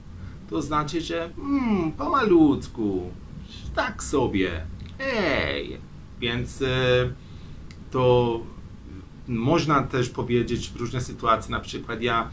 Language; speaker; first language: Polish; non-native, fluent; Persian